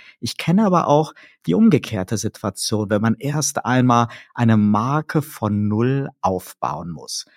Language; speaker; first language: German; native; German